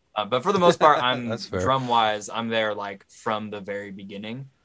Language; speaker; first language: English; native; English